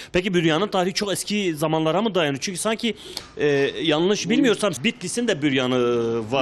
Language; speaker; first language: Turkish; native; Turkish